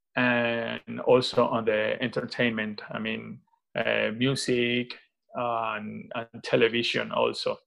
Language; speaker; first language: English; non-native, fluent; Spanish